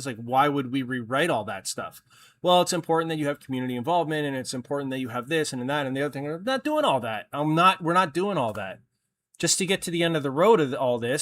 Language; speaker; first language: English; native; English